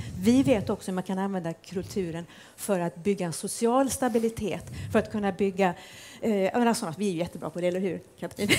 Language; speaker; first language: Swedish; native; Swedish